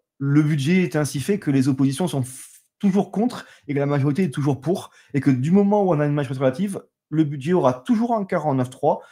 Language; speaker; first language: French; native; French